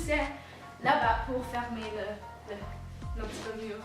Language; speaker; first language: French; non-native, learner; English